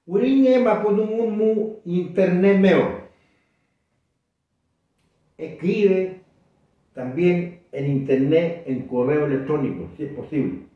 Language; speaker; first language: Spanish; non-native, local second language; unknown